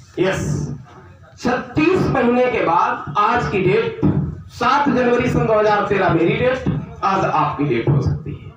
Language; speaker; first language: Hindi; native; Hindi